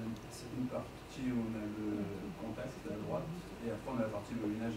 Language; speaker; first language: French; native; French